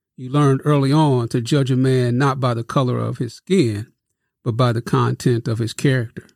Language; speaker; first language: English; native; English